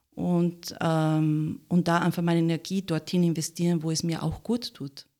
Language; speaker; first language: German; non-native, fluent; Italian